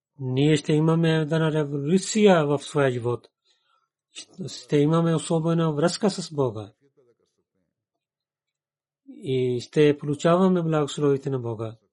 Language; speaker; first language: Bulgarian; non-native, learner; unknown